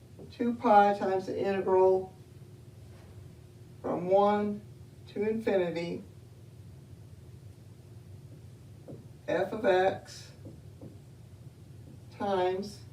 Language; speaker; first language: English; native; English